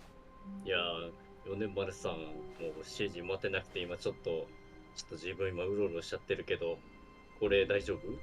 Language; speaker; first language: Japanese; native; Japanese